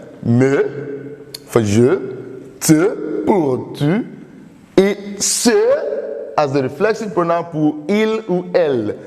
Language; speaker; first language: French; non-native, fluent; English